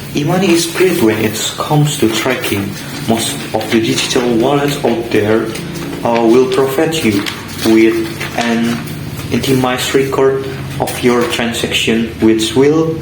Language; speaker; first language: English; non-native, learner; Indonesian